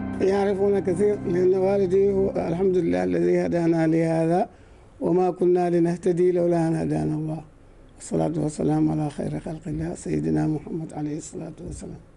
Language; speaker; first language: Arabic; non-native, fluent; Wolof